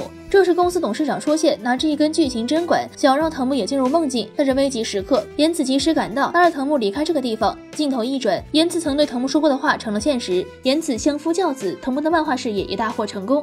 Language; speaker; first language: Chinese; native; Chinese